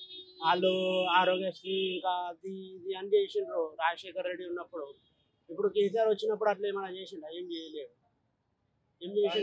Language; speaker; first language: Telugu; native; Telugu